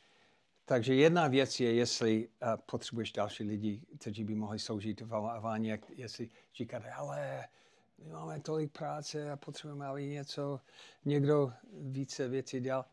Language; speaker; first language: Czech; non-native, fluent; English